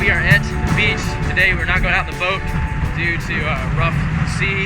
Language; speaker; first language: English; native; English